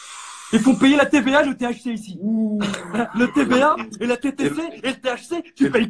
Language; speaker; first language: French; native; French